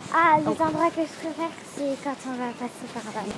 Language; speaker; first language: French; native; French